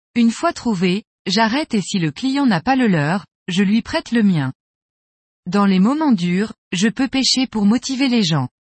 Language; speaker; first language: French; non-native, fluent; Spanish